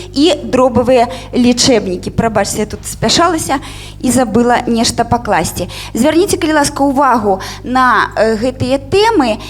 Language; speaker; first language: Belarusian; native; Belarusian